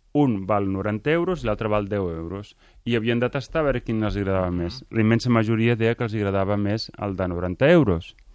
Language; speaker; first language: Catalan; native; Catalan